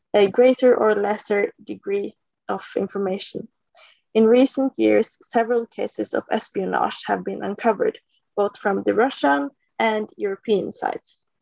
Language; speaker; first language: English; non-native, fluent; Norwegian